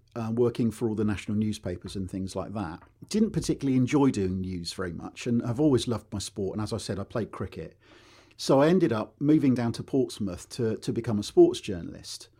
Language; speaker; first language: English; native; English